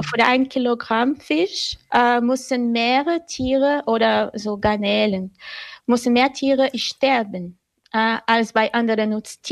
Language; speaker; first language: German; non-native, fluent; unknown